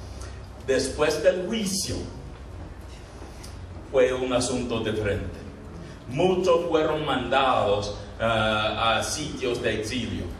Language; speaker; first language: Spanish; non-native, fluent; English